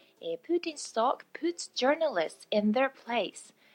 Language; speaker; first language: English; non-native, fluent; Japanese